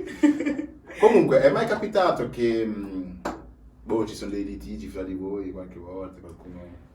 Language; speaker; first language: Italian; native; Italian